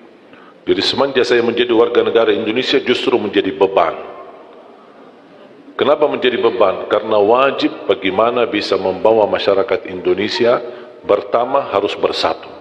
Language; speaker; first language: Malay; non-native, fluent; Arabic